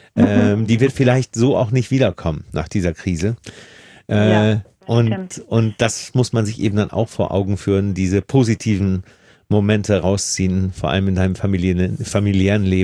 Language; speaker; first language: German; native; German